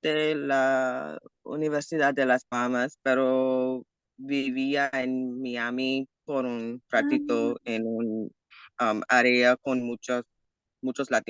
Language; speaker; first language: Spanish; non-native, learner; English